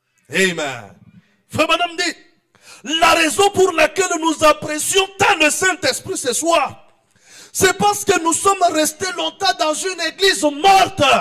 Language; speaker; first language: French; non-native, local second language; Swahili